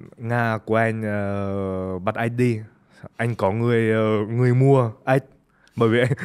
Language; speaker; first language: Vietnamese; early bilingual, heritage; Russian